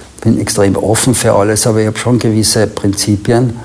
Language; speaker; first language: German; native; German